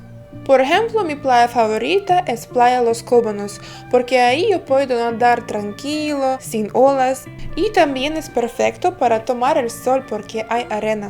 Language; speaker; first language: Spanish; non-native, fluent; Ukrainian